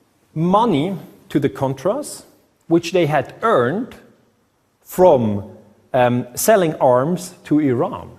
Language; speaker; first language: English; non-native, fluent; German